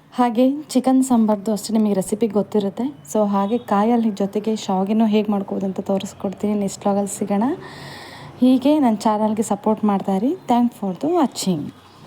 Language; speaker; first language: Kannada; native; Kannada